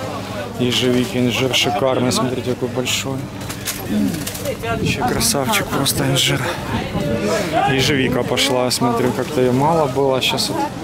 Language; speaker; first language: Russian; native; Russian